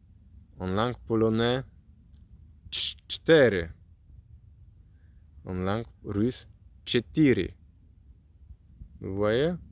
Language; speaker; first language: French; non-native, learner; Polish